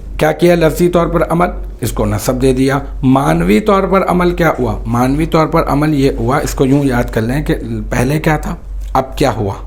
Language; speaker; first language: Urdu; native; Urdu